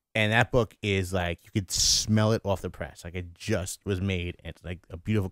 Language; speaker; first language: English; native; English